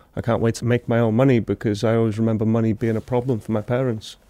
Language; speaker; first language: English; native; English